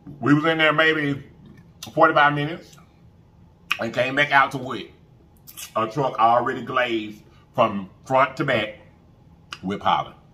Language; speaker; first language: English; native; English